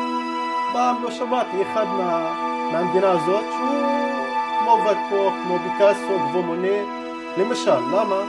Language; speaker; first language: Hebrew; non-native, local second language; Arabic